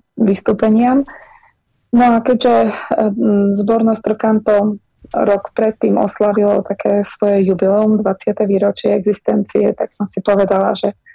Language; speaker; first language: Slovak; native; Slovak